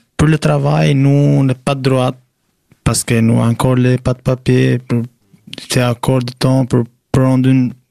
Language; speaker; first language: French; non-native, learner; Albanian